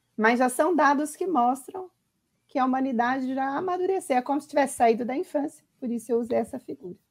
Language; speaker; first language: Portuguese; native; Portuguese